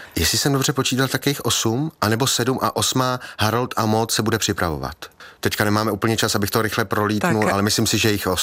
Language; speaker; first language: Czech; native; Czech